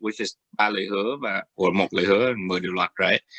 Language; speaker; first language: Vietnamese; early bilingual, heritage; Vietnamese